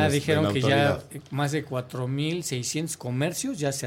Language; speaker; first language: Spanish; native; Spanish